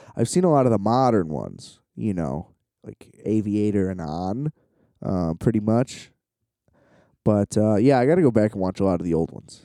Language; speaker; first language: English; native; English